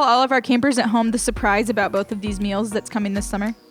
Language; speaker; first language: English; native; English